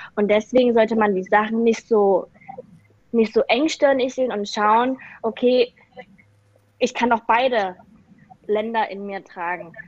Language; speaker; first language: German; native; German